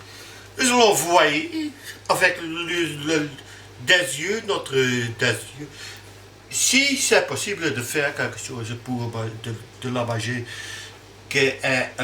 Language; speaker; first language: French; non-native, learner; Dutch